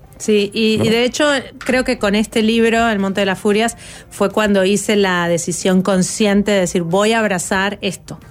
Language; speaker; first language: Spanish; native; Spanish